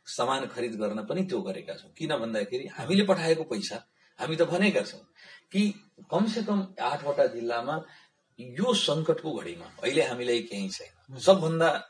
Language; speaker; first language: Nepali; non-native, local second language; Bhojpuri